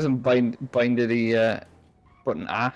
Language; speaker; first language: Welsh; non-native, local second language; English